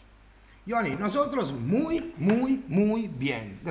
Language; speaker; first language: Spanish; non-native, learner; Italian